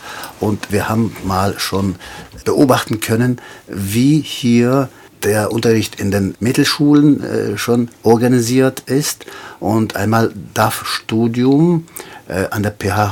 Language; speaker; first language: German; non-native, fluent; Tajik